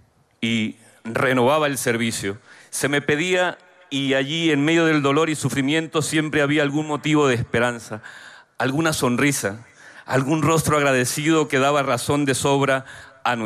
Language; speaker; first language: Spanish; native; Spanish